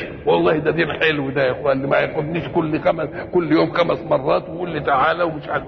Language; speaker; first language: Arabic; native; Arabic